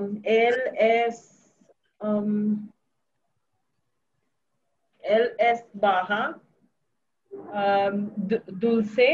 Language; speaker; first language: Spanish; non-native, learner; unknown